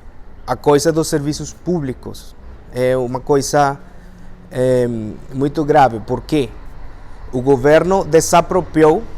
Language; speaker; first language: Portuguese; non-native, fluent; Spanish